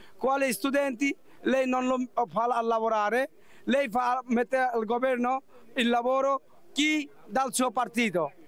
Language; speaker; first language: Italian; non-native, learner; Bangla